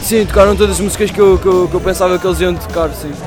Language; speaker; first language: Portuguese; native; Portuguese